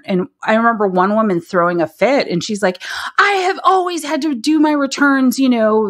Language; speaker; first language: English; native; English